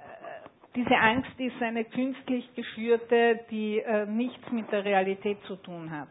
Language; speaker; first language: German; native; German